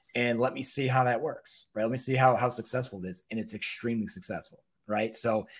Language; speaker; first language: English; native; English